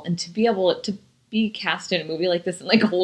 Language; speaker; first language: English; native; English